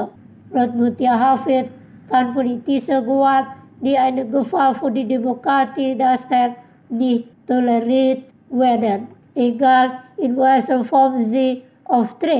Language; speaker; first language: German; non-native, fluent; Indonesian